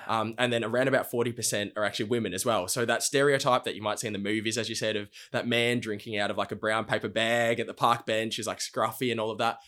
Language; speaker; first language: English; native; English